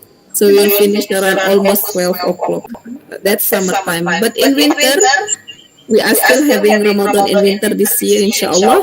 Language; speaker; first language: English; non-native, fluent; Indonesian